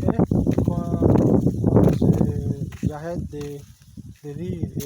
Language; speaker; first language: French; non-native, learner; Portuguese